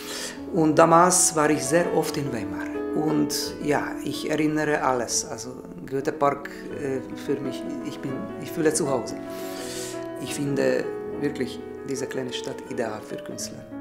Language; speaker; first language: German; non-native, learner; Hungarian